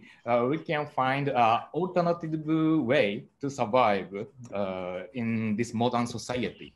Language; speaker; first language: English; non-native, learner; Japanese